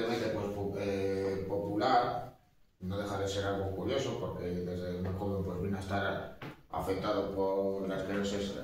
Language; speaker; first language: Spanish; native; Spanish